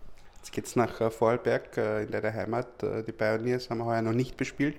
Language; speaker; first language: German; native; German